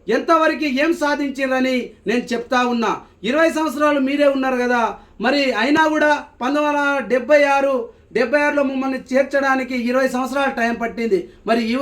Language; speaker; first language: Telugu; non-native, local second language; Lambadi